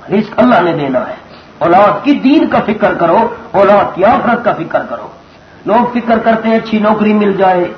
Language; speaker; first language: Urdu; non-native, local second language; Pashto